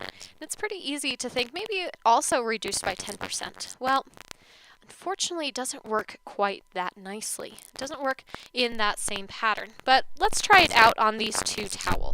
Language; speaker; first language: English; native; English